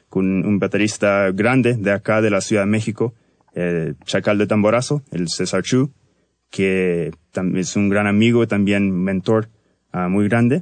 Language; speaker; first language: Spanish; early bilingual, heritage; Spanish